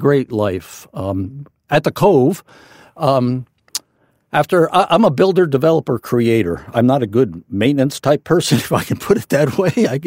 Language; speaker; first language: English; native; English